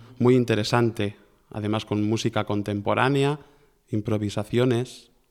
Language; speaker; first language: Spanish; native; Spanish